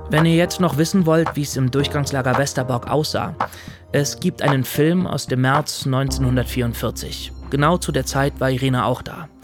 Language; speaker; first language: German; native; German